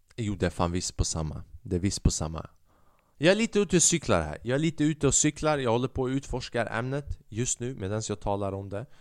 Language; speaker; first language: Swedish; early bilingual, other home language; Albanian